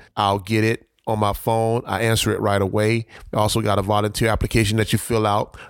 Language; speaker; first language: English; native; English